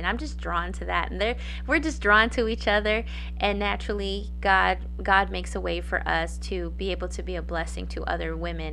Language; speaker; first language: English; native; English